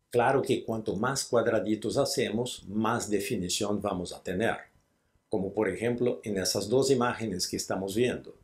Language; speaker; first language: Spanish; non-native, fluent; Portuguese